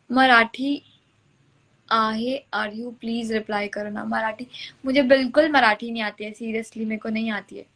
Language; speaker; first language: Hindi; native; Hindi